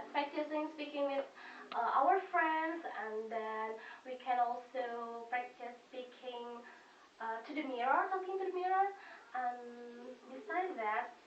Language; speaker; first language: English; non-native, fluent; Indonesian